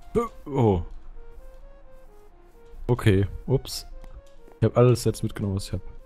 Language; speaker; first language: German; native; German